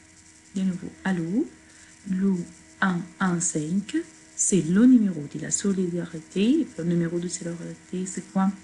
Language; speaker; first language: French; non-native, fluent; Arabic